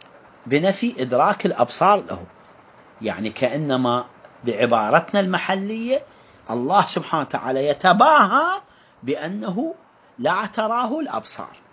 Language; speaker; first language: Arabic; native; Arabic